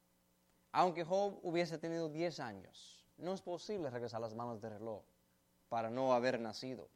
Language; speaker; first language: Spanish; native; Spanish